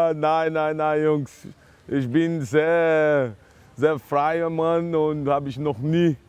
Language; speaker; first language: German; non-native, learner; Portuguese